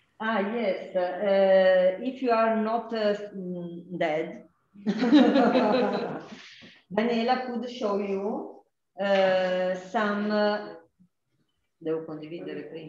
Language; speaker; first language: English; non-native, fluent; Italian